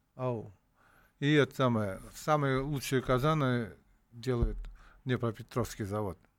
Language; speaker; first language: Russian; non-native, local second language; Uzbek